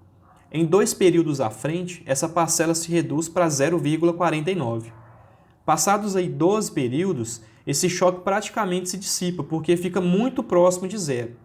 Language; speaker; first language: Portuguese; native; Portuguese